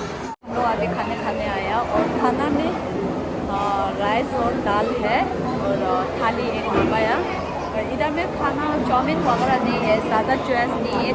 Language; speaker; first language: Hindi; non-native, fluent; Tibetan